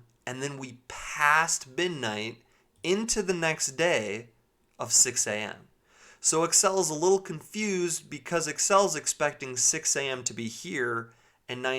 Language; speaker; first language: English; native; English